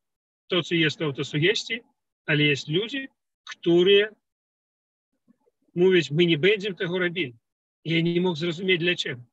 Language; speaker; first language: Polish; non-native, learner; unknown